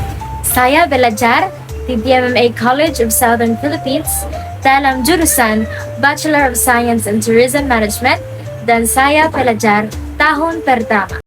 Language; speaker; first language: Indonesian; non-native, learner; Filipino